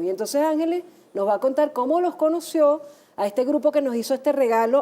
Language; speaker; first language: Spanish; native; Spanish